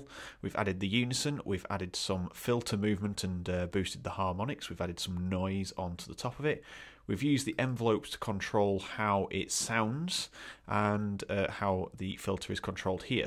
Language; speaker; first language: English; native; English